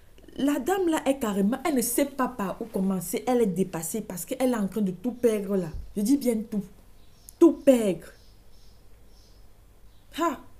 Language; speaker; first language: French; native; French